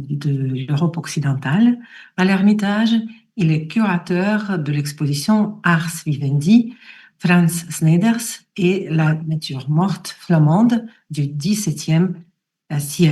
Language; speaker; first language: French; non-native, fluent; Russian